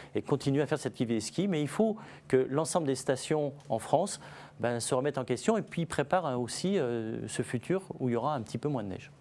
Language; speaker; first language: French; native; French